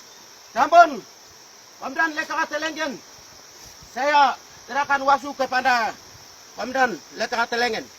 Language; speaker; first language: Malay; non-native, local second language; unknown